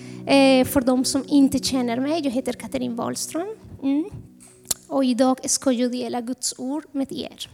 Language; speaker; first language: Swedish; non-native, fluent; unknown